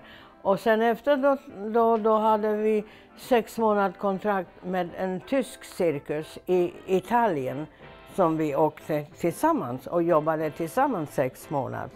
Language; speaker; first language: Swedish; non-native, fluent; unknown